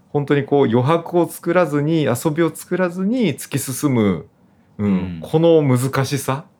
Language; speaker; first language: Japanese; native; Japanese